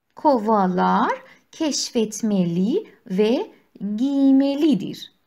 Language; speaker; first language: Turkish; non-native, fluent; Persian